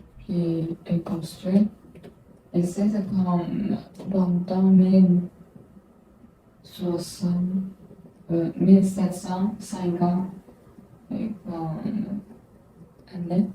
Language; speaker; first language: French; non-native, learner; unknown